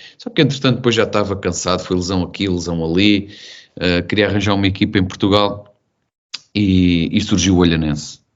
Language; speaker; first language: Portuguese; native; Portuguese